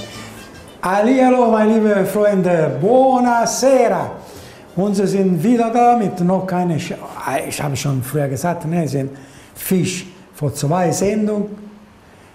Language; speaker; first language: German; non-native, learner; Italian